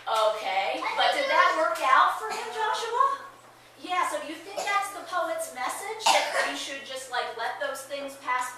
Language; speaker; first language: English; native; English